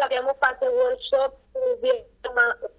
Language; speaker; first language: Italian; non-native, fluent; Catalan